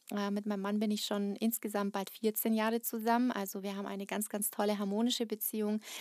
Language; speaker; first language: German; early bilingual, other home language; Russian